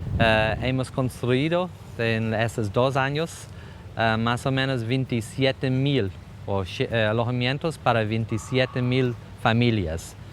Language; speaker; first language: Spanish; non-native, fluent; English